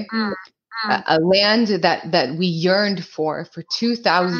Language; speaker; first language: English; early bilingual, other home language; Hebrew